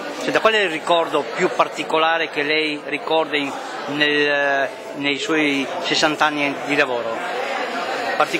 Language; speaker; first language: Italian; native; Italian